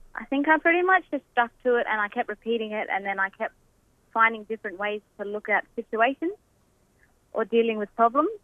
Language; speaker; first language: English; native; English